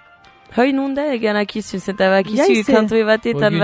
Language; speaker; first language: Basque; native; Basque